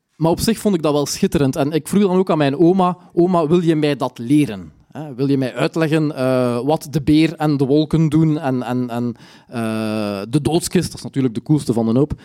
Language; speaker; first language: Dutch; native; Dutch